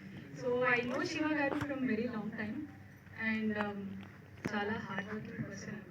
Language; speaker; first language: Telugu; non-native, learner; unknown